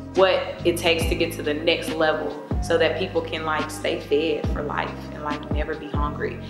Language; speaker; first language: English; native; English